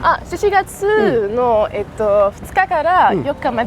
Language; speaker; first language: Japanese; non-native, learner; French